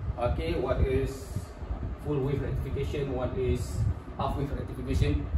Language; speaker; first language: English; non-native, local second language; Malay